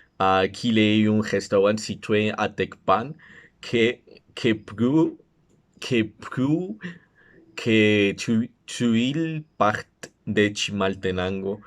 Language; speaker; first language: French; non-native, learner; Spanish